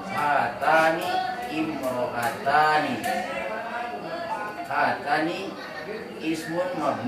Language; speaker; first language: Arabic; non-native, learner; Indonesian